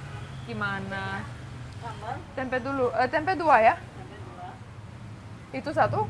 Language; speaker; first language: Indonesian; non-native, fluent; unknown